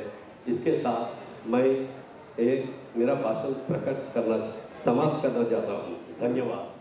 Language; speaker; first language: Hindi; non-native, local second language; Telugu